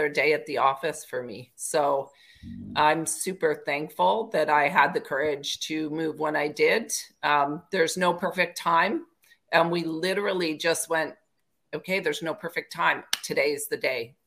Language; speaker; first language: English; native; English